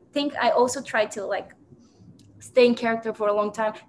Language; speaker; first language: English; non-native, fluent; Bulgarian